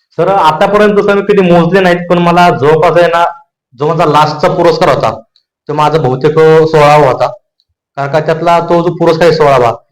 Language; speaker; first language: Marathi; native; Marathi